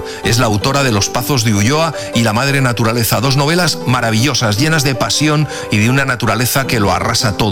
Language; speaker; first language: Spanish; native; Spanish